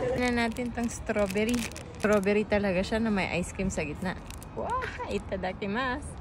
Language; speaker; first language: Filipino; native; Filipino